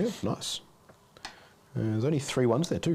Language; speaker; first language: English; native; English